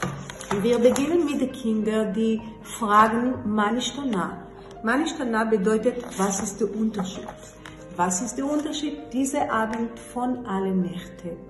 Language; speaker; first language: German; non-native, fluent; Hebrew